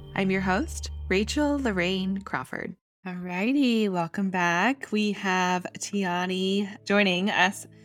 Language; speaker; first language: English; native; English